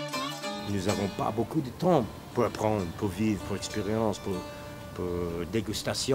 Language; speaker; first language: French; non-native, learner; English